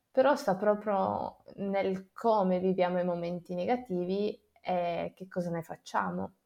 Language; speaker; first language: Italian; native; Italian